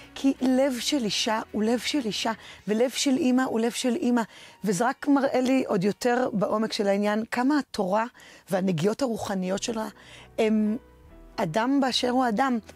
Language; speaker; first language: Hebrew; native; Hebrew